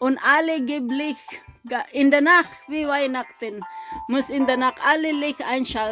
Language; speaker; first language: German; non-native, learner; Filipino